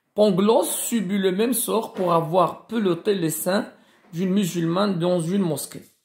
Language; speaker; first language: French; non-native, local second language; Arabic